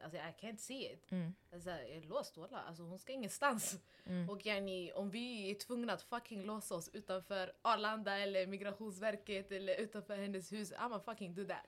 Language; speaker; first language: Swedish; non-native, local second language; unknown